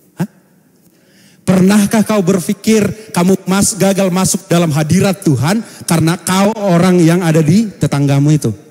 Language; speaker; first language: Indonesian; non-native, local second language; Batak Toba